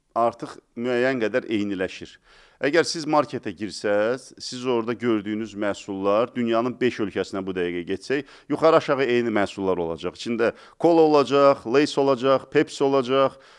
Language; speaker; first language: Azerbaijani; native; Azerbaijani